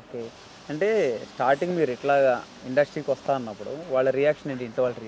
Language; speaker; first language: Telugu; native; Telugu